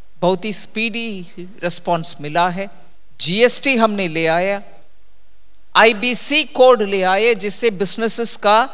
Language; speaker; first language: Hindi; non-native, local second language; Tamil